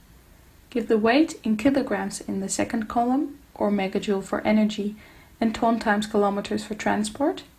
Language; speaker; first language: English; non-native, fluent; Dutch